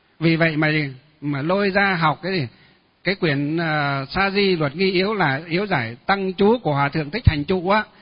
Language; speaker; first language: Vietnamese; non-native, local second language; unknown